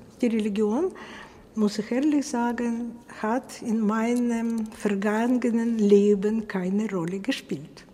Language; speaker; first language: German; non-native, fluent; Russian